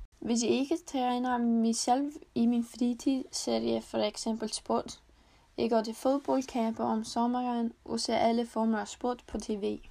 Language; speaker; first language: Danish; non-native, learner; Icelandic